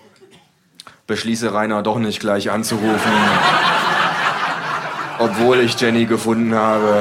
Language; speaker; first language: German; native; German